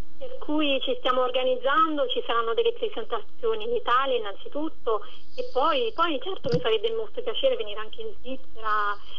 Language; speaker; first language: Italian; native; Italian